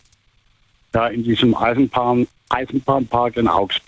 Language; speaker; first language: German; native; German